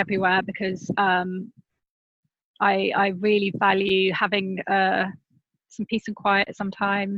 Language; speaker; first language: English; native; English